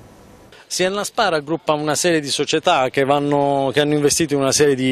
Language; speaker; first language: Italian; native; Italian